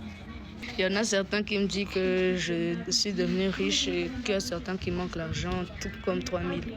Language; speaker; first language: French; non-native, local second language; Kinyarwanda